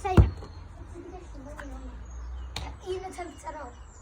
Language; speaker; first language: Welsh; native; Welsh